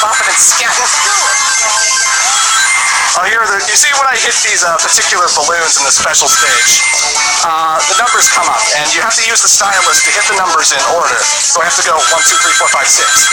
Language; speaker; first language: English; native; English